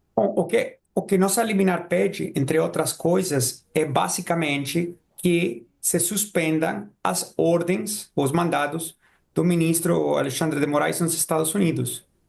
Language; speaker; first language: Portuguese; non-native, fluent; Spanish